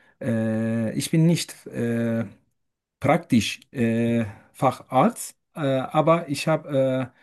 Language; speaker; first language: German; non-native, learner; Turkish